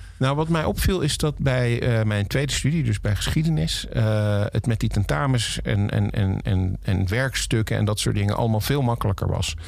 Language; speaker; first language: Dutch; native; Dutch